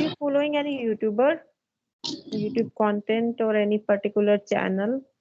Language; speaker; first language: English; non-native, fluent; Hindi